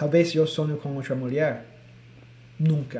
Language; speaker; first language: Portuguese; non-native, fluent; English